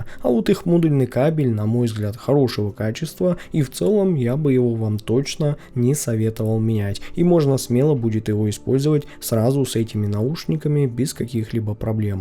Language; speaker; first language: Russian; native; Russian